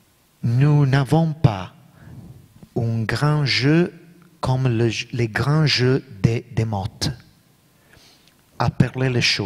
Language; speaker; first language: French; non-native, learner; Italian